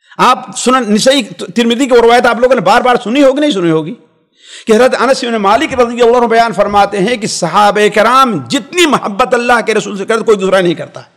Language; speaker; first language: Urdu; native; Urdu